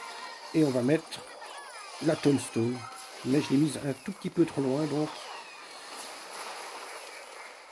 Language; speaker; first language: French; native; French